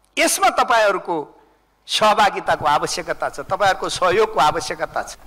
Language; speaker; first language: Nepali; native; Nepali